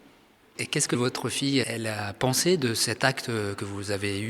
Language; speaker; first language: French; native; French